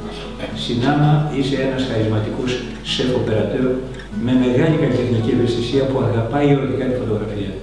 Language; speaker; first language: Greek; native; Greek